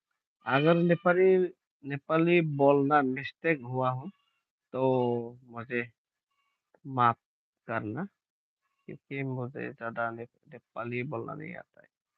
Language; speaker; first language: Hindi; non-native, local second language; Bodo